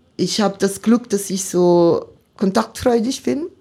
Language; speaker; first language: German; non-native, fluent; Italian